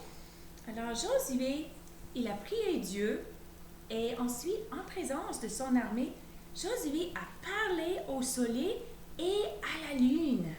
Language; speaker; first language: French; native; French